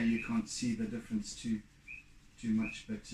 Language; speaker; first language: English; native; English